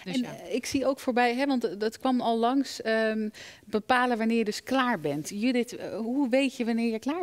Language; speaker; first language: Dutch; native; Dutch